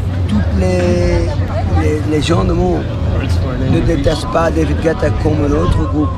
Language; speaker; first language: French; non-native, learner; German